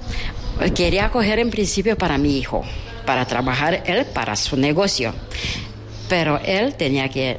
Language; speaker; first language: Spanish; non-native, learner; Romanian